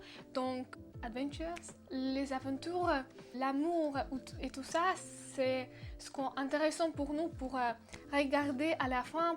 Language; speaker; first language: French; non-native, learner; Russian